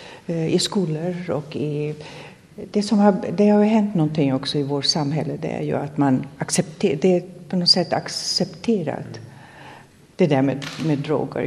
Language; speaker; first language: Swedish; non-native, fluent; German